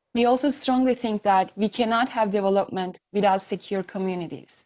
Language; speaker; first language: English; non-native, fluent; Turkish